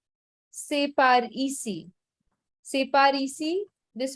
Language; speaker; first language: French; non-native, fluent; Hindi